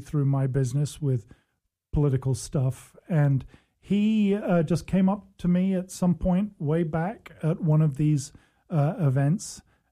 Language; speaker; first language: English; native; English